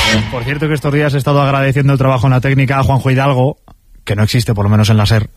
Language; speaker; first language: Spanish; native; Spanish